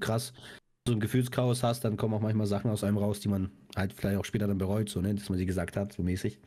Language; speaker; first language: German; native; German